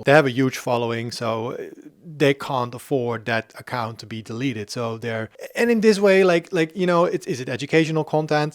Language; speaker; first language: English; non-native, fluent; Dutch